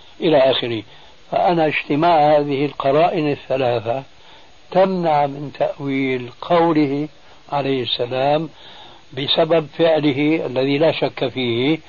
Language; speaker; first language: Arabic; early bilingual, other home language; Albanian